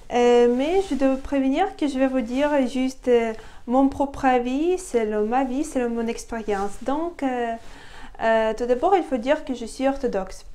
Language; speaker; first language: French; non-native, fluent; Russian